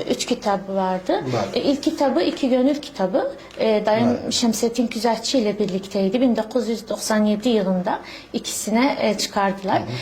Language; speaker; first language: Turkish; early bilingual, heritage; Arabic